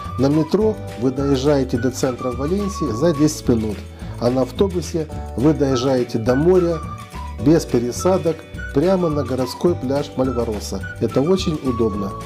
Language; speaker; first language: Russian; native; Russian